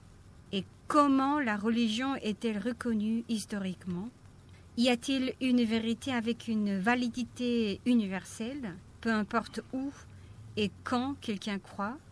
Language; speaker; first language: French; non-native, fluent; Korean